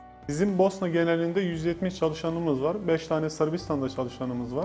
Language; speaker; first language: Turkish; native; Turkish